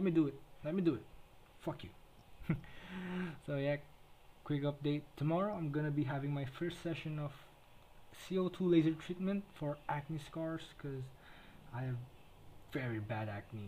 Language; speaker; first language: English; non-native, local second language; Filipino